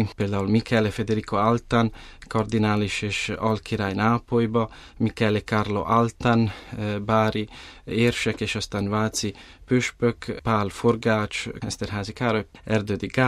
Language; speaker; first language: Hungarian; early bilingual, heritage; Italian